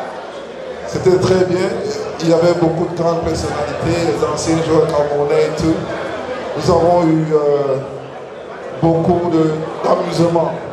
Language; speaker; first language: French; non-native, learner; English